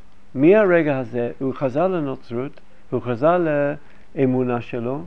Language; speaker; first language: Hebrew; non-native, fluent; English